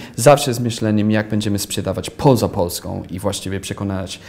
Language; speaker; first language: Polish; non-native, fluent; English